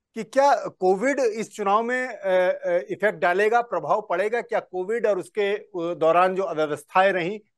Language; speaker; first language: Hindi; native; Hindi